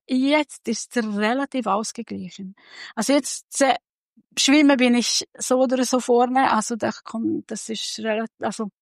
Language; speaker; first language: German; non-native, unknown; Hungarian